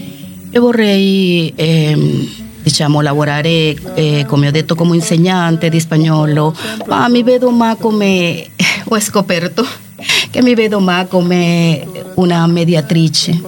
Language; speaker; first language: Italian; non-native, fluent; Spanish